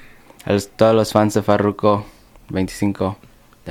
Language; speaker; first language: Spanish; early bilingual, other home language; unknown